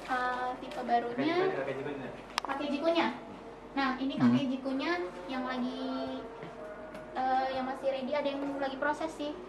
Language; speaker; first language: Indonesian; native; Indonesian